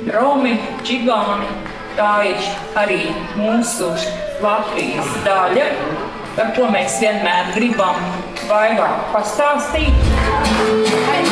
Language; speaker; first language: Latvian; native; Latvian